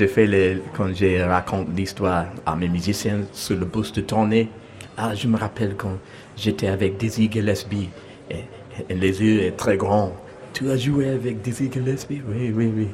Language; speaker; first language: French; non-native, learner; English